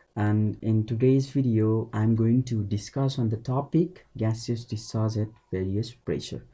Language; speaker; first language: English; non-native, local second language; Nepali